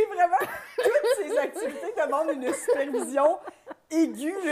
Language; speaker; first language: French; native; French